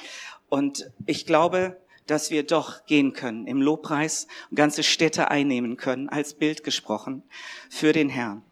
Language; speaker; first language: German; native; German